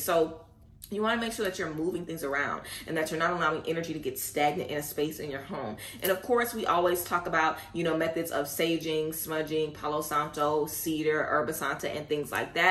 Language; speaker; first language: English; native; English